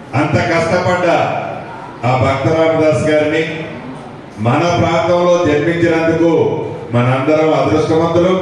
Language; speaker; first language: Telugu; native; Telugu